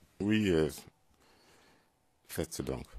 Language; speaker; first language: French; non-native, fluent; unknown